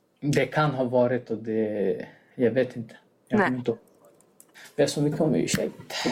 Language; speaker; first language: Swedish; non-native, fluent; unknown